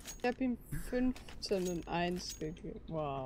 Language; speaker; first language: German; native; German